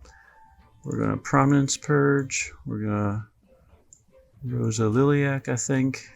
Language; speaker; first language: English; native; English